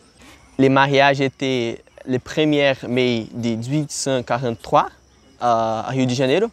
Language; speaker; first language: French; non-native, learner; Portuguese